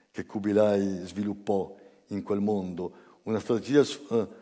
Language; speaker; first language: Italian; native; Italian